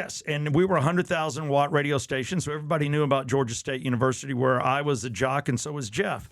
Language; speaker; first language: English; native; English